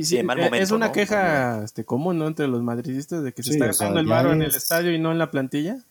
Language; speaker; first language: Spanish; native; Spanish